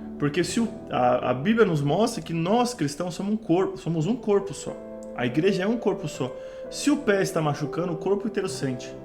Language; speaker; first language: Portuguese; native; Portuguese